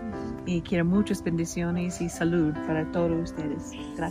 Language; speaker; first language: Spanish; non-native, learner; English